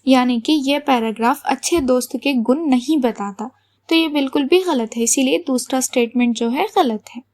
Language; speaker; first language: Hindi; non-native, local second language; Telugu